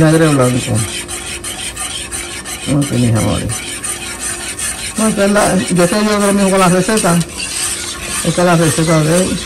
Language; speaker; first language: Spanish; native; Spanish